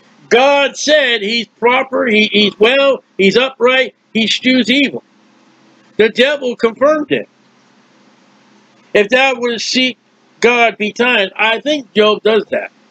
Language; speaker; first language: English; native; English